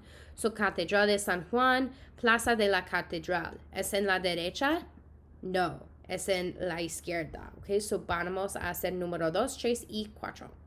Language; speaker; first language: Spanish; non-native, fluent; English